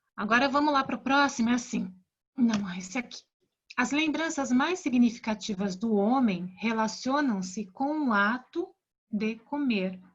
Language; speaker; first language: Portuguese; native; Portuguese